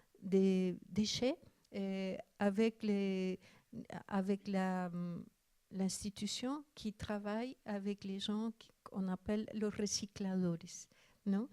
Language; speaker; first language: French; non-native, fluent; Spanish